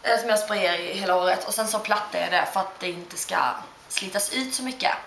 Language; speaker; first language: Swedish; early bilingual, other home language; Turkish